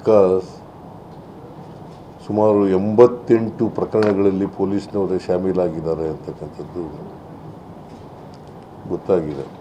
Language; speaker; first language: Kannada; native; Kannada